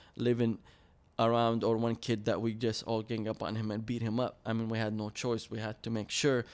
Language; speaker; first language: English; early bilingual, other home language; Arabic